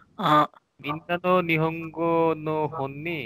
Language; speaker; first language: Japanese; non-native, learner; Bangla